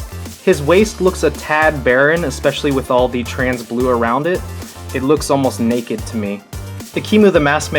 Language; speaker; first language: English; native; English